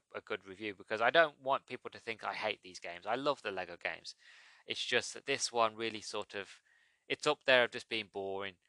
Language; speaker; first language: English; native; English